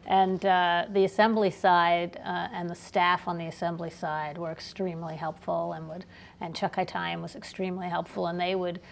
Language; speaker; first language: English; native; English